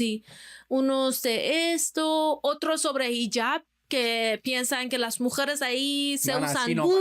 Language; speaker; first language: Spanish; non-native, fluent; Persian